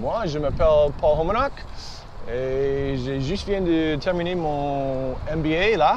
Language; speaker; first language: French; early bilingual, heritage; English